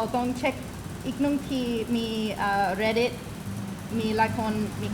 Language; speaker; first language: Thai; non-native, learner; English